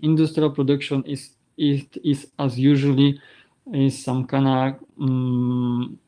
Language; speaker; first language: English; non-native, learner; Polish